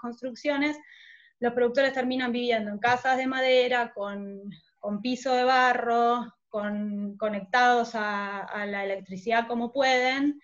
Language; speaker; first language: Spanish; native; Spanish